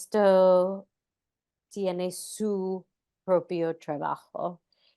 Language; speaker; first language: Spanish; non-native, fluent; English